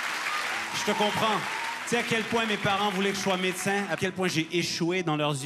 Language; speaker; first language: French; native; French